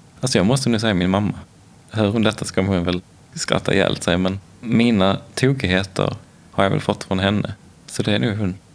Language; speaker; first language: Swedish; native; Swedish